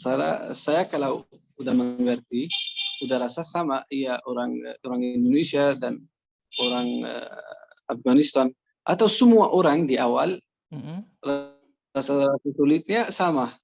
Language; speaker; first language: Indonesian; non-native, learner; Persian